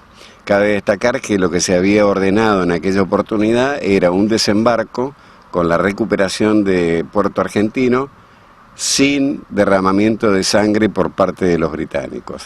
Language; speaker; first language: Spanish; native; Spanish